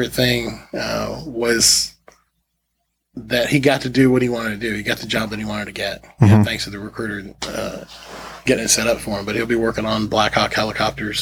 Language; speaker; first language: English; native; English